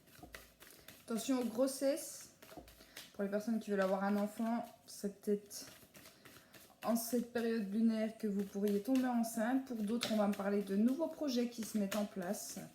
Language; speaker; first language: French; native; French